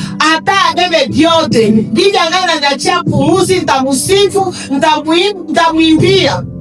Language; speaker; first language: Swahili; native; Swahili